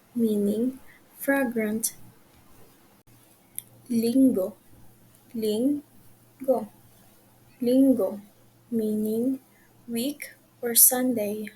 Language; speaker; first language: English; non-native, local second language; Filipino